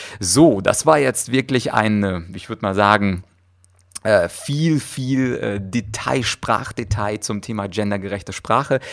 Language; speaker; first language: German; early bilingual, other home language; Russian